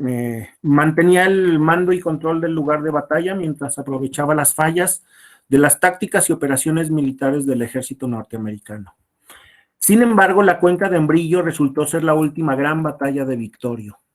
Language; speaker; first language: Spanish; native; Spanish